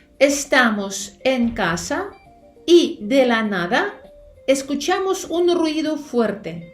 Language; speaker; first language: Spanish; non-native, fluent; Ukrainian